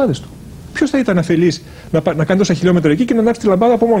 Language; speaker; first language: Greek; native; Greek